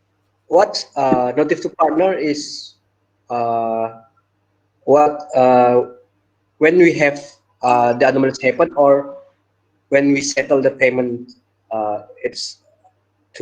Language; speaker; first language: English; non-native, learner; Indonesian